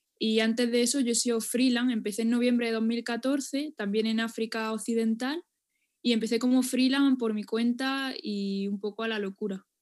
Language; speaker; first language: Spanish; native; Spanish